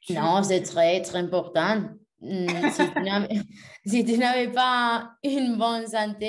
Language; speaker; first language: French; non-native, learner; Spanish